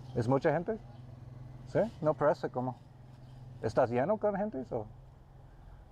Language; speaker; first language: Spanish; non-native, learner; English